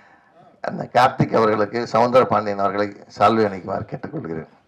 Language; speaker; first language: Tamil; native; Tamil